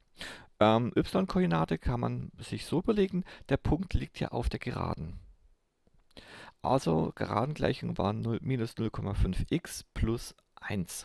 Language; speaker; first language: German; native; German